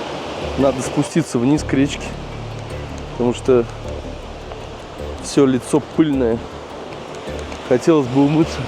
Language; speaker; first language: Russian; native; Russian